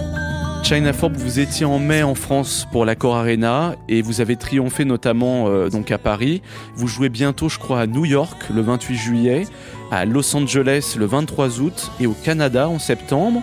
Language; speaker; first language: French; native; French